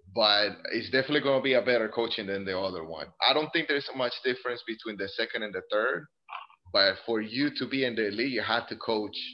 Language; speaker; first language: English; non-native, fluent; Spanish